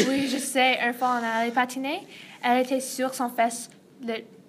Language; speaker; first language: French; non-native, learner; English